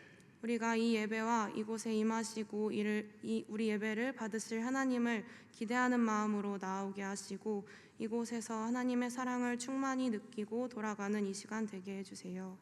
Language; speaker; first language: Korean; native; Korean